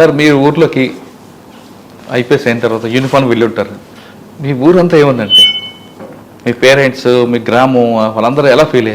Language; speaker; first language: Telugu; native; Telugu